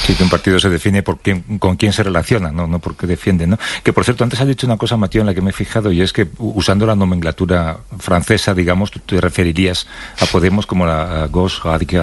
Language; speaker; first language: Spanish; native; Spanish